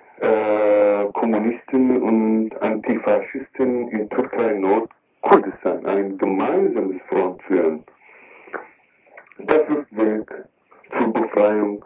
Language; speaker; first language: German; non-native, learner; Kurdish